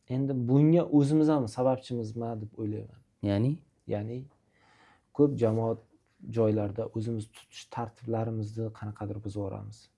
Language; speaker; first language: Uzbek; native; Uzbek